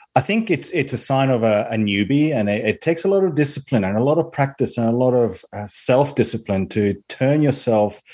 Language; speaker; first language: English; non-native, fluent; Spanish